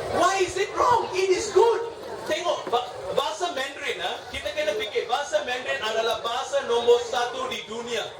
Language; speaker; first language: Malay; non-native, local second language; Tamil